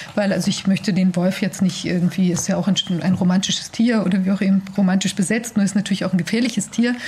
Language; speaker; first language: German; native; German